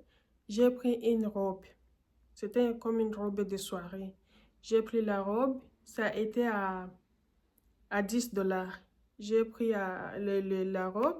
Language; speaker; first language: French; non-native, fluent; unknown